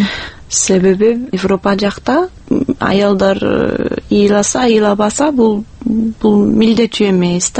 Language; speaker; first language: Kyrgyz; non-native, fluent; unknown